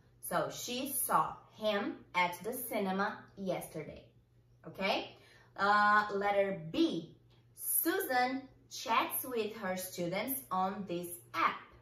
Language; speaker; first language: English; non-native, fluent; Portuguese